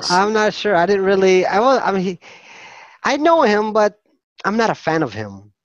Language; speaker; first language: English; non-native, fluent; Filipino